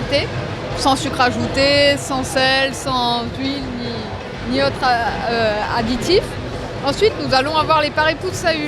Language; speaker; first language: French; native; French